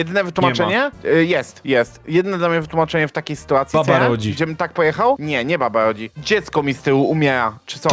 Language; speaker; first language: Polish; native; Polish